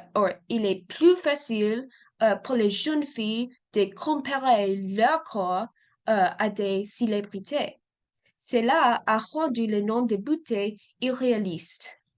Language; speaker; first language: French; non-native, learner; English